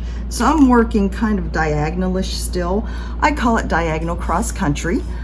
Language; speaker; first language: English; native; English